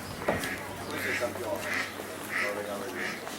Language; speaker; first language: Italian; native; Italian